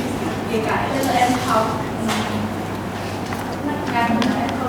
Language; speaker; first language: Vietnamese; non-native, local second language; Hmong